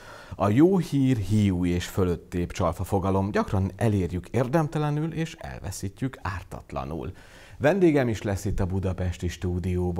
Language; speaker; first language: Hungarian; native; Hungarian